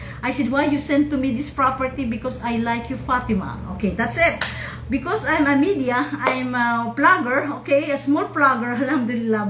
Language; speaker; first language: English; non-native, local second language; Filipino